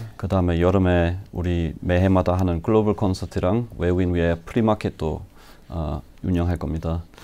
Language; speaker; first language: Korean; non-native, fluent; English